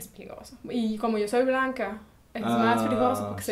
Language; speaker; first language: Spanish; early bilingual, heritage; German